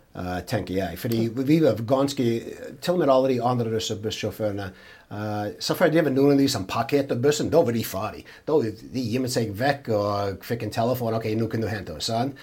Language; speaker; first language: Norwegian; non-native, fluent; English